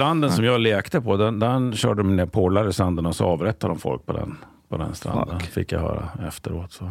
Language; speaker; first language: Swedish; native; Swedish